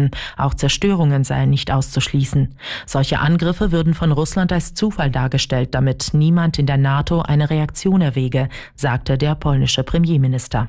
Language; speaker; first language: German; native; German